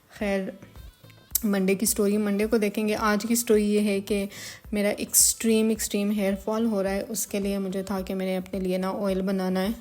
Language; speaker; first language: Urdu; native; Urdu